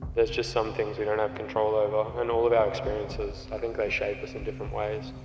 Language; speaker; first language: English; native; English